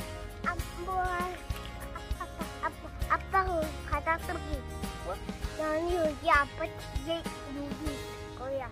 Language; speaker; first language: Korean; early bilingual, heritage; Korean